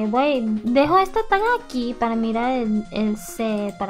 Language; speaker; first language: Spanish; early bilingual, heritage; English